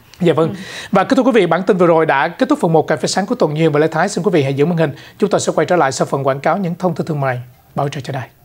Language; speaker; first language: Vietnamese; early bilingual, heritage; Vietnamese